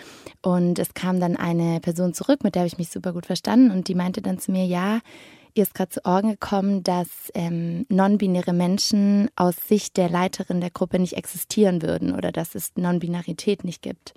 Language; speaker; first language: German; native; German